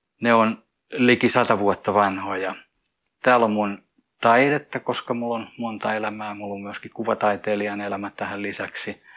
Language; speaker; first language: Finnish; native; Finnish